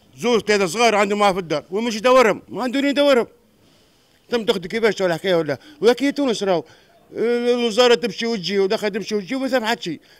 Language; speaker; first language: Arabic; native; Arabic